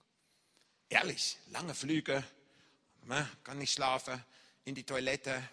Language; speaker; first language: German; non-native, fluent; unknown